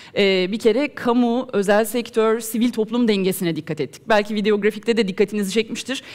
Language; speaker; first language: Turkish; native; Turkish